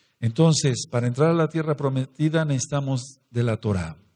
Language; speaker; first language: Spanish; native; Spanish